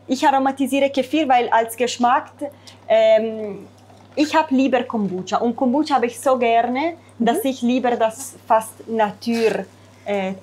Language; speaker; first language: German; non-native, fluent; Italian